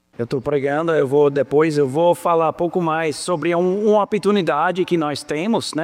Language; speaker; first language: Portuguese; non-native, fluent; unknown